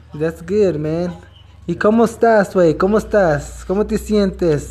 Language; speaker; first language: Spanish; non-native, learner; English